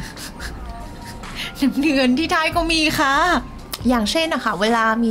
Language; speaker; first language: Thai; non-native, fluent; Vietnamese